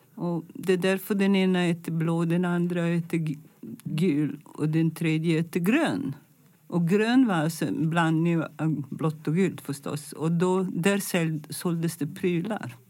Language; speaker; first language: Swedish; non-native, fluent; Italian